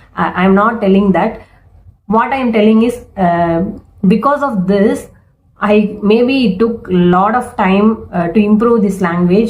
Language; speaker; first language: English; non-native, learner; Tamil